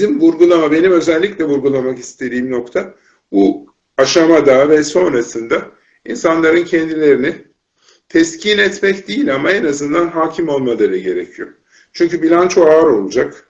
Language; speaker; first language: Turkish; native; Turkish